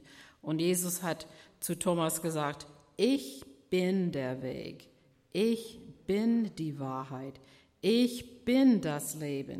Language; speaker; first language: German; non-native, fluent; English